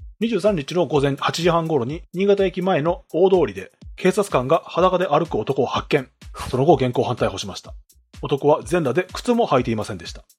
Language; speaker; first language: Japanese; native; Japanese